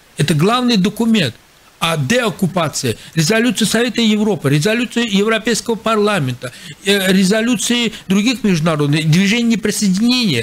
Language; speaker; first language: Russian; non-native, local second language; Azerbaijani